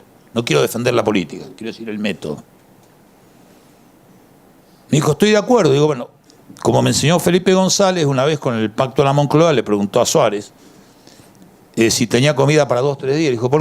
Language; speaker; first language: Spanish; native; Spanish